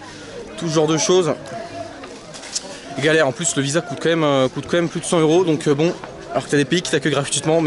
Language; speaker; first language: French; native; French